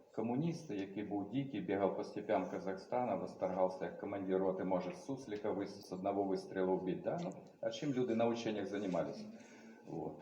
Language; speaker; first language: Ukrainian; native; Ukrainian